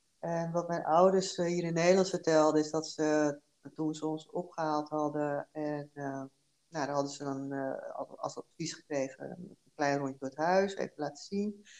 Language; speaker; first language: Dutch; early bilingual, other home language; Korean